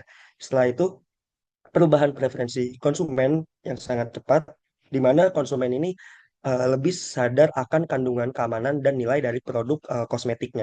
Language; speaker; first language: Indonesian; native; Indonesian